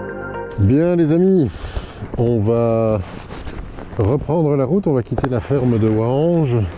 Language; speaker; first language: French; native; French